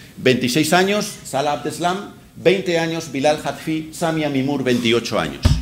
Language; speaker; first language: Spanish; native; Spanish